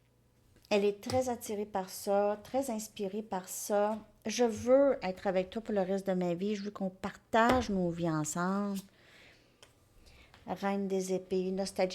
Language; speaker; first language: French; native; French